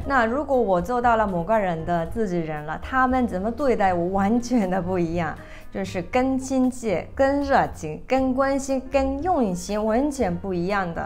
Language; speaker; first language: Chinese; non-native, fluent; Japanese